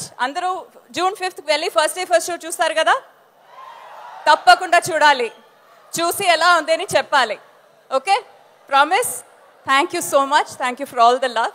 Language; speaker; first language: Telugu; non-native, fluent; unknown